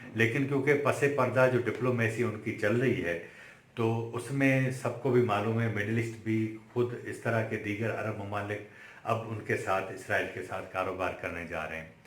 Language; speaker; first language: Urdu; non-native, local second language; Sindhi